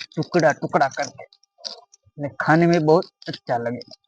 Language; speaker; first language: Hindi; non-native, local second language; Gujarati